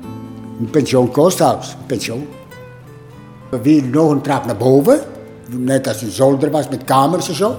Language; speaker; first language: Dutch; non-native, learner; Italian